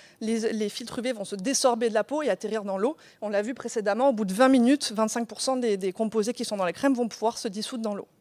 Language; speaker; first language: French; native; French